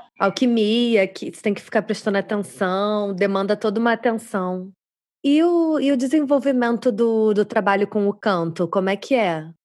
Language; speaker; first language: Portuguese; native; Portuguese